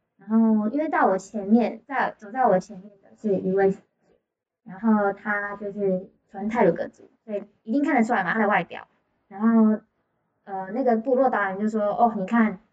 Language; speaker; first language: Chinese; native; Chinese